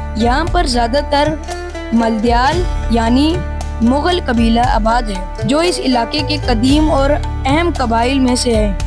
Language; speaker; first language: Urdu; non-native, local second language; Pahari-Potwari